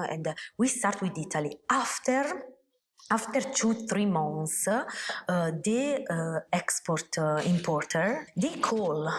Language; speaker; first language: English; non-native, learner; Italian